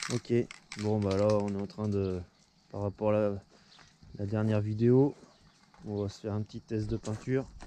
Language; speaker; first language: French; native; French